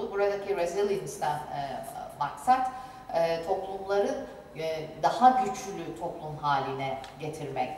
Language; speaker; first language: Turkish; native; Turkish